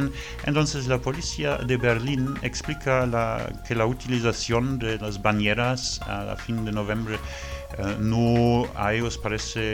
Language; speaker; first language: Spanish; non-native, learner; French